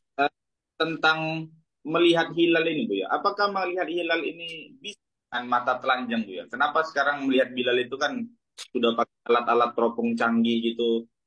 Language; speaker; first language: Indonesian; native; Indonesian